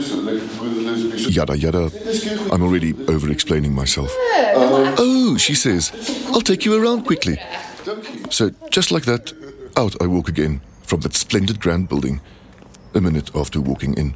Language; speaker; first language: English; non-native, local second language; Dutch